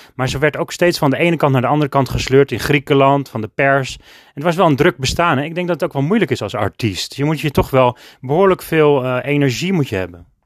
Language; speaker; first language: Dutch; native; Dutch